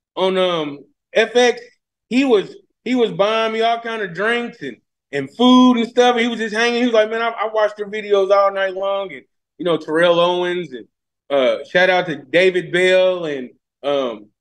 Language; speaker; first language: English; native; English